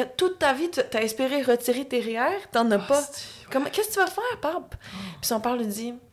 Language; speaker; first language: French; native; French